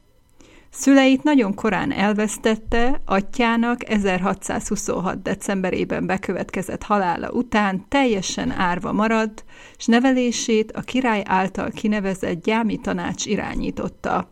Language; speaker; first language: Hungarian; native; Hungarian